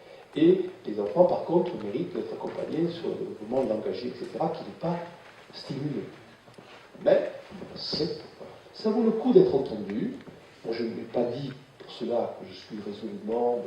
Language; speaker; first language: French; native; French